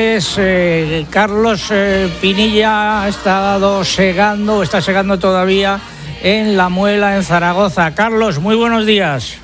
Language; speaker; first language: Spanish; native; Spanish